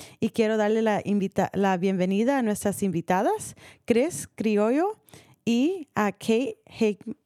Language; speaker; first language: Spanish; early bilingual, heritage; Spanish